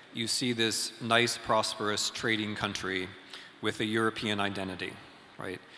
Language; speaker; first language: English; native; English